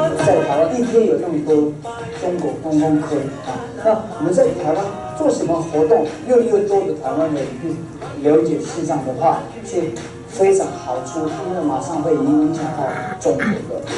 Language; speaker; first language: Chinese; non-native, fluent; Tibetan